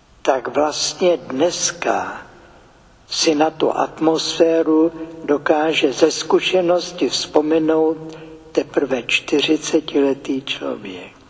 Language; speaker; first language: Czech; native; Czech